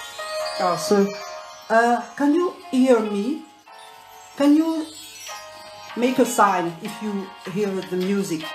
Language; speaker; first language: English; non-native, learner; French